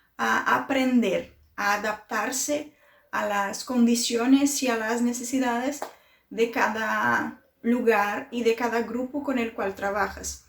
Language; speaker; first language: Spanish; non-native, fluent; Portuguese